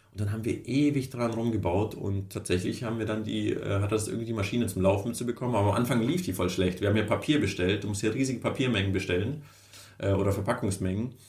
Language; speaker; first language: German; early bilingual, other home language; Russian